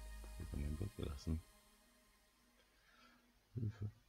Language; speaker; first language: German; native; German